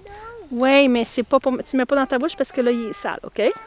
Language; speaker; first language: French; native; French